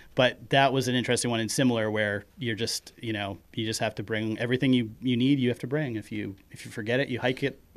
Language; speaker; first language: English; native; English